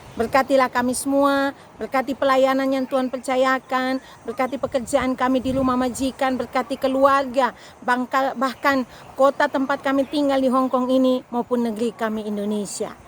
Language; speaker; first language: Indonesian; native; Indonesian